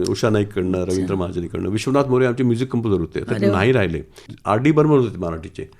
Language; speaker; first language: Marathi; non-native, local second language; Sindhi